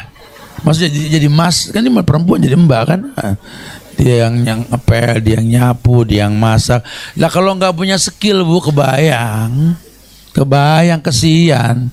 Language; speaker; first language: Indonesian; native; Indonesian